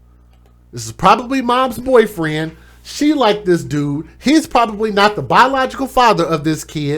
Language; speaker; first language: English; native; English